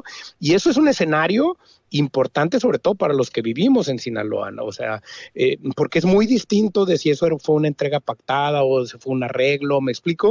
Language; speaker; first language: Spanish; native; Spanish